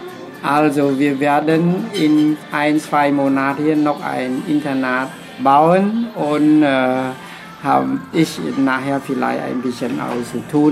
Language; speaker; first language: German; non-native, fluent; Khmer